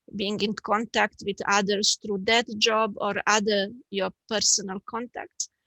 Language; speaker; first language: English; non-native, fluent; Slovenian